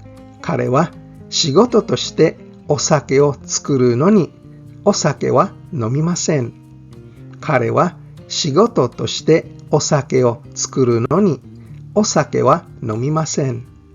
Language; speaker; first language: Japanese; non-native, fluent; English